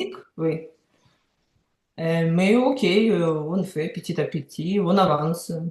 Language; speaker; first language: French; non-native, learner; Ukrainian